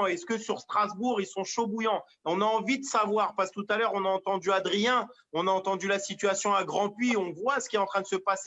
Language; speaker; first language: French; native; French